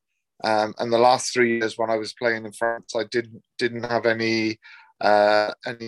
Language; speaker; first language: English; native; English